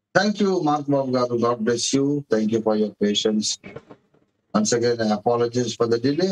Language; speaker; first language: English; non-native, local second language; Telugu